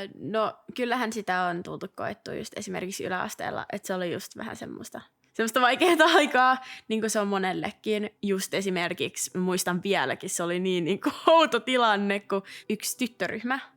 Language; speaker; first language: Finnish; non-native, local second language; Swedish